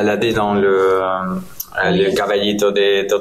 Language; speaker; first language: French; non-native, learner; Spanish